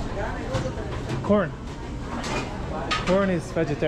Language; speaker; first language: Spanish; non-native, learner; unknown